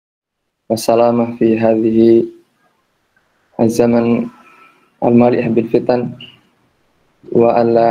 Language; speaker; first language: Arabic; non-native, learner; Indonesian